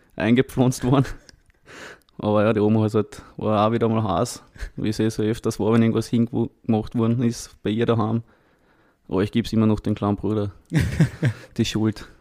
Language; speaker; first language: German; native; German